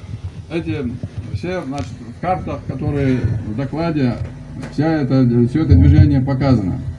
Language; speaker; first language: Russian; non-native, local second language; Ingush